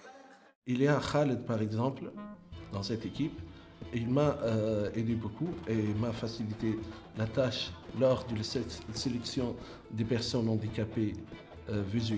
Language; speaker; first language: French; non-native, local second language; Arabic